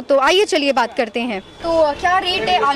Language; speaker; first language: Hindi; native; Hindi